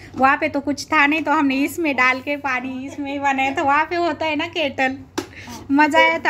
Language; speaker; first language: Hindi; non-native, local second language; Marathi